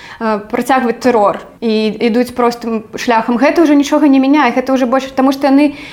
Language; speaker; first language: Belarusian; non-native, local second language; Russian